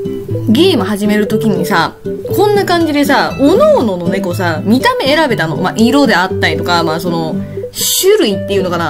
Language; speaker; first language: Japanese; native; Japanese